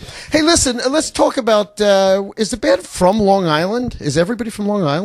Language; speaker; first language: English; native; English